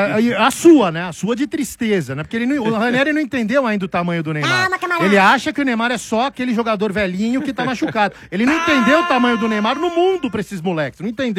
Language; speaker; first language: Portuguese; native; Portuguese